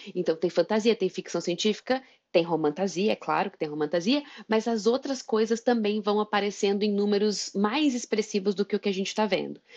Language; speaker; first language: Portuguese; native; Portuguese